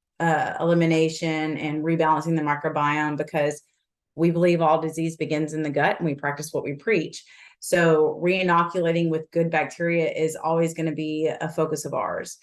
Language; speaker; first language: English; native; English